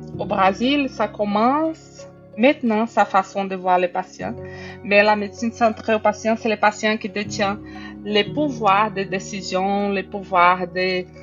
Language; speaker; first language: French; non-native, fluent; Portuguese